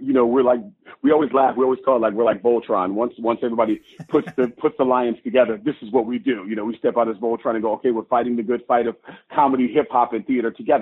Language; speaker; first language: English; native; English